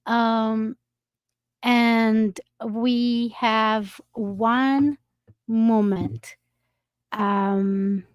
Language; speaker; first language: English; non-native, fluent; Romanian